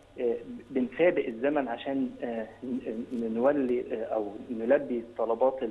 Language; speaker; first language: Arabic; native; Arabic